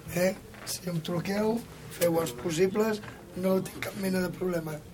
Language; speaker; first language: Spanish; native; Spanish